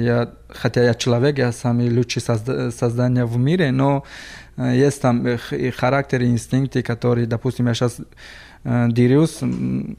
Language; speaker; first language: Russian; non-native, local second language; Tajik